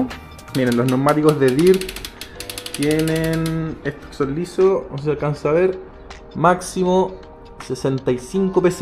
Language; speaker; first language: Spanish; native; Spanish